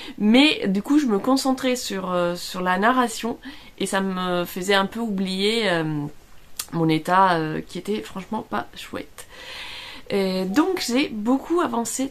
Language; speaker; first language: French; non-native, fluent; Italian